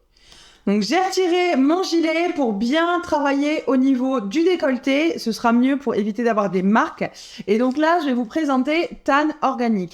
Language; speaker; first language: French; native; French